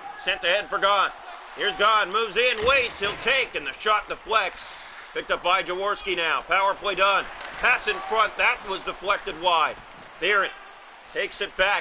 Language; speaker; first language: English; native; English